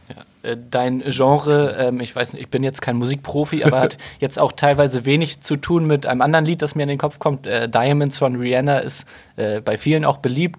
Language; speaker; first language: German; native; German